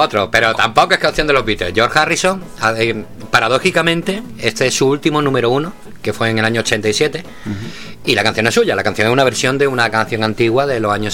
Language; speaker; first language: Spanish; native; Spanish